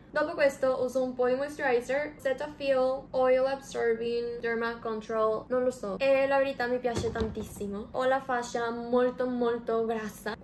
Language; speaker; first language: Italian; non-native, learner; Spanish